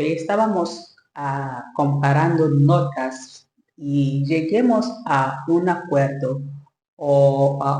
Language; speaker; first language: Spanish; non-native, learner; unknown